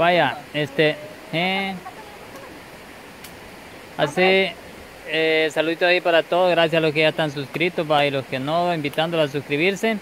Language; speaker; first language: Spanish; native; Spanish